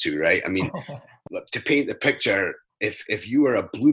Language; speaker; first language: English; native; English